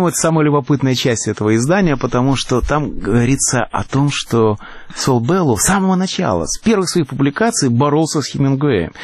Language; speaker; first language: Russian; native; Russian